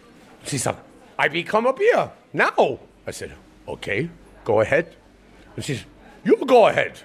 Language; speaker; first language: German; non-native, learner; English